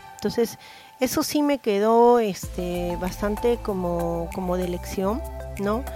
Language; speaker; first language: Spanish; native; Spanish